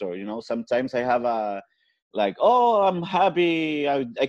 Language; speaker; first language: English; non-native, fluent; Spanish